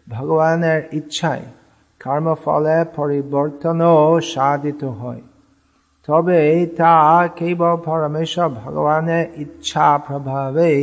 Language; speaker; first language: Bangla; non-native, fluent; English